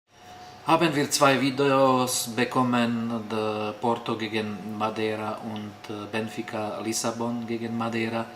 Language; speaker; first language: German; non-native, fluent; Slovak